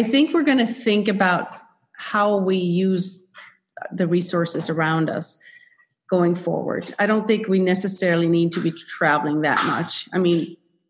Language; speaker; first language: English; non-native, fluent; Swedish